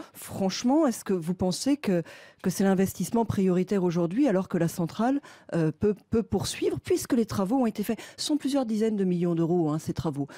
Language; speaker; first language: French; native; French